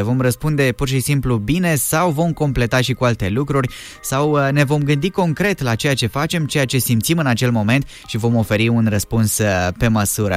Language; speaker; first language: Romanian; native; Romanian